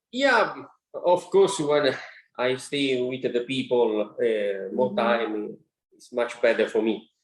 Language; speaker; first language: English; non-native, learner; Italian